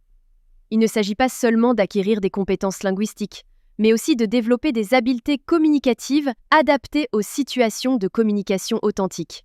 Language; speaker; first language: French; non-native, local second language; Arabic